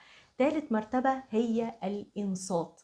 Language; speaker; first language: Arabic; native; Arabic